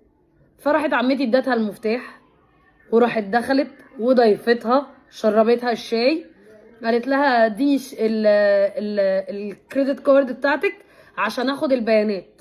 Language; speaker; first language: Arabic; native; Arabic